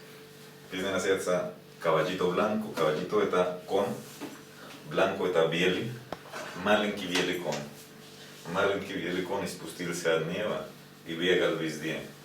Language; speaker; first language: Russian; non-native, learner; Spanish